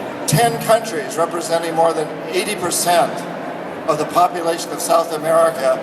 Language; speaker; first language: English; native; English